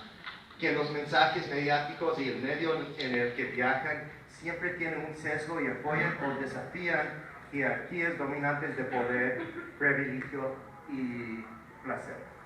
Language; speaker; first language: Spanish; non-native, fluent; English